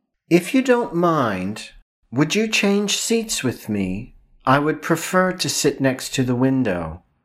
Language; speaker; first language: English; native; English